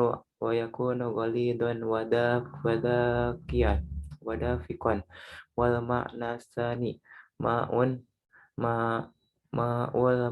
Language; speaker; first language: Arabic; non-native, learner; Indonesian